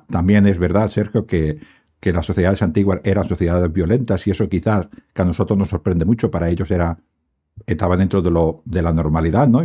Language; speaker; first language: Spanish; native; Spanish